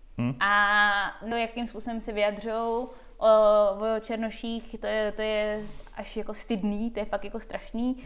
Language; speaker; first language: Czech; early bilingual, heritage; Czech